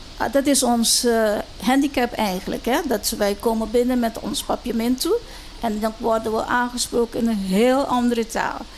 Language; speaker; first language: Dutch; non-native, local second language; Papiamento